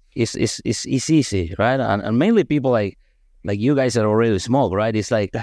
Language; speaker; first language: English; non-native, fluent; Spanish